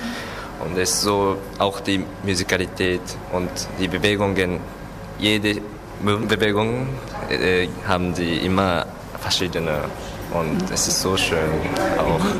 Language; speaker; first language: German; non-native, learner; Japanese